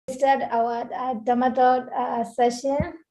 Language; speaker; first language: English; non-native, learner; Burmese